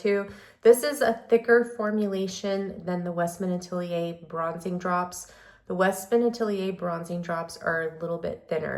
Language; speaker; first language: English; native; English